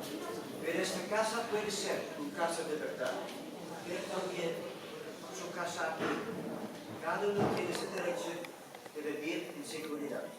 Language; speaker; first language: Spanish; non-native, learner; Dutch